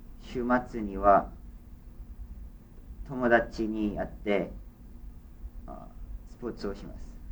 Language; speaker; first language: Japanese; non-native, learner; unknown